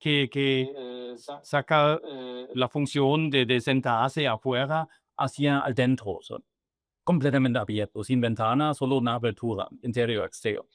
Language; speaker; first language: Spanish; non-native, fluent; German